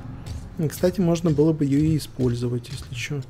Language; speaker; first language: Russian; native; Russian